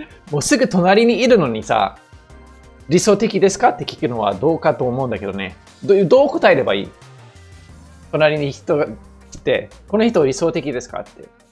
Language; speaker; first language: Japanese; non-native, fluent; English